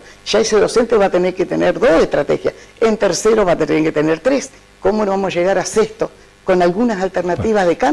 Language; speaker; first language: Spanish; native; Spanish